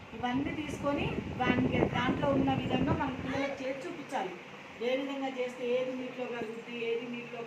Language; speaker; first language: Telugu; native; Telugu